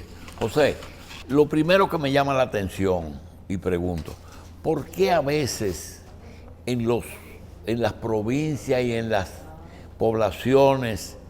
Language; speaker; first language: Spanish; native; Spanish